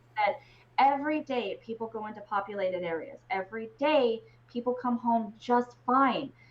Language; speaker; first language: English; native; English